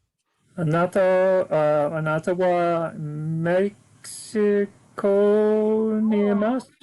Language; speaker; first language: Japanese; non-native, learner; English